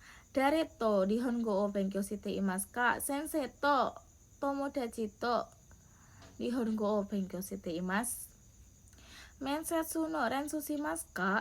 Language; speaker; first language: Japanese; non-native, learner; Indonesian